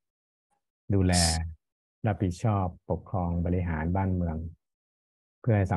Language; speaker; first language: Thai; native; Thai